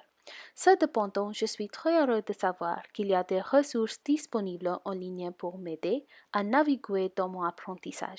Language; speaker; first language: French; non-native, learner; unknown